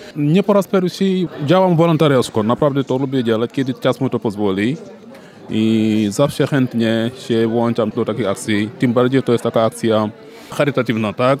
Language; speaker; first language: Polish; non-native, fluent; Wolof